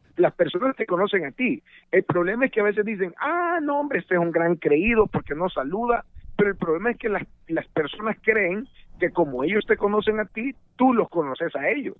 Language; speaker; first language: Spanish; native; Spanish